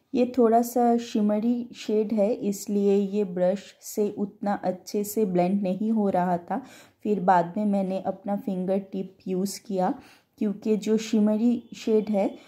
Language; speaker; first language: Hindi; non-native, local second language; Bangla